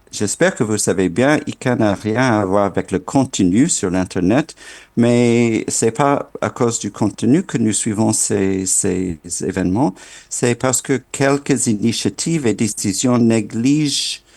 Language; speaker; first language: French; non-native, fluent; English